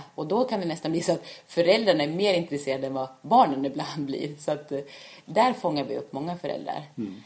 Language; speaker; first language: Swedish; native; Swedish